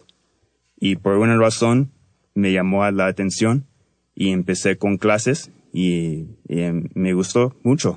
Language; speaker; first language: Spanish; early bilingual, heritage; Spanish